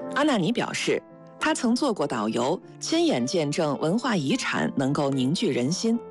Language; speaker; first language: Chinese; native; Chinese